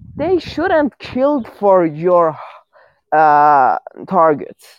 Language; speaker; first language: English; non-native, learner; Persian